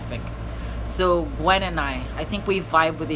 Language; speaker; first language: English; non-native, fluent; Portuguese